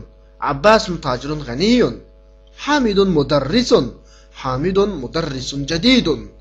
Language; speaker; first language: Arabic; non-native, fluent; Uyghur